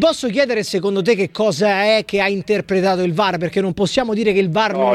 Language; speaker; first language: Italian; native; Italian